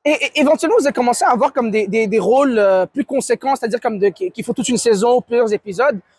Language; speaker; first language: French; native; French